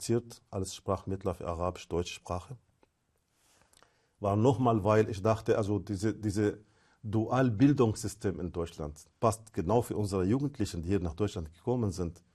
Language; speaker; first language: German; non-native, fluent; Arabic